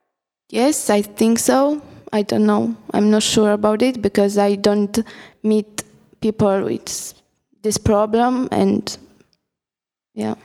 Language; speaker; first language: English; non-native, fluent; Italian